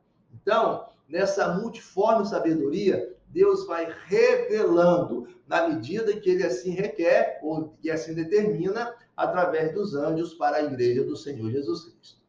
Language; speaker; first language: Portuguese; native; Portuguese